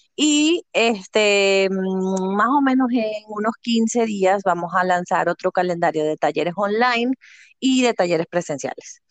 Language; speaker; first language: Spanish; native; Spanish